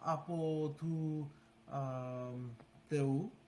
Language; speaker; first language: Greek; non-native, learner; English